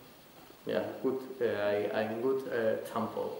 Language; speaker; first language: German; non-native, learner; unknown